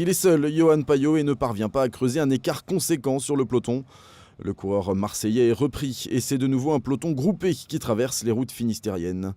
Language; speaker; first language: French; native; French